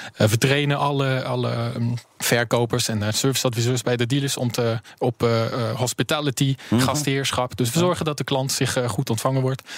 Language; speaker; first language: Dutch; early bilingual, heritage; Dutch